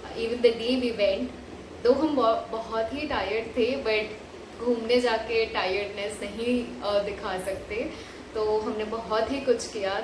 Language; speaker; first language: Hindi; non-native, local second language; Bangla